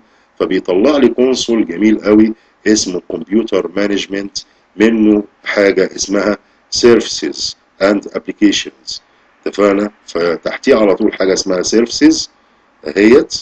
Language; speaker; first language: Arabic; native; Arabic